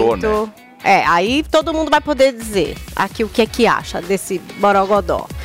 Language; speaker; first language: Portuguese; native; Portuguese